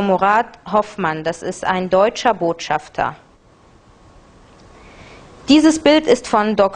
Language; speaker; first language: German; non-native, fluent; Arabic